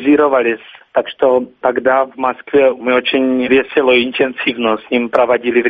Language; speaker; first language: Russian; non-native, fluent; Czech